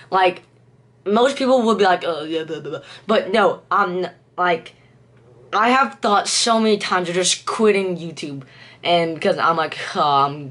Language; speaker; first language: English; native; English